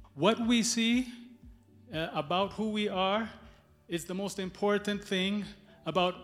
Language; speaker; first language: English; early bilingual, other home language; Amharic